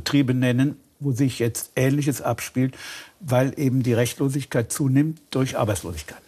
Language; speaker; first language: German; native; German